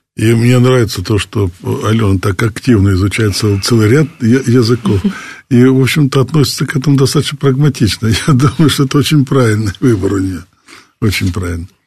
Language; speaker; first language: Russian; native; Russian